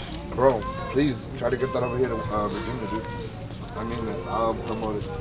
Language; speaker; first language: English; early bilingual, other home language; Spanish